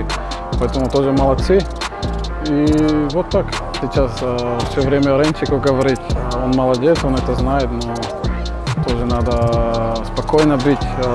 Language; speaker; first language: Russian; non-native, fluent; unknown